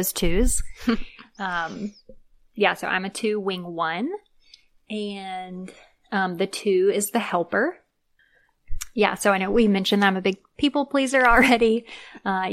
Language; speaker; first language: English; native; English